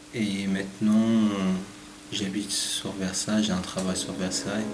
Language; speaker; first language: French; non-native, learner; Arabic